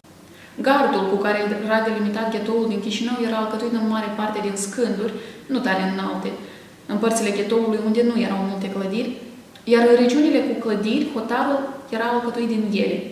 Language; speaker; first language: Romanian; native; Romanian